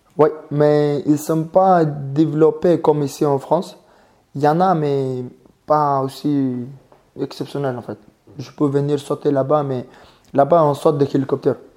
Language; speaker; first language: French; non-native, learner; Mongolian